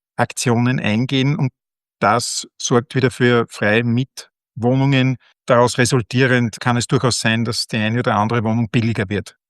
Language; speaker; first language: German; native; German